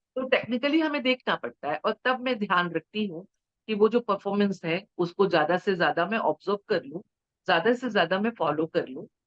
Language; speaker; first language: Hindi; native; Hindi